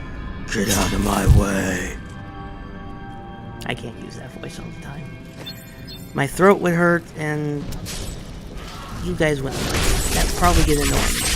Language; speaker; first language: English; native; English